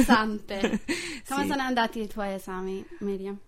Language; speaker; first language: Italian; non-native, fluent; English